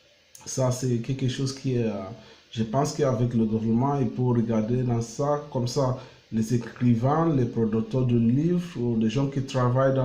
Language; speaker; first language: French; non-native, learner; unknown